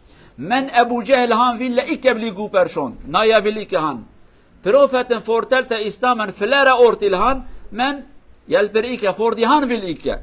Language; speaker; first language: Norwegian; non-native, learner; Central Kurdish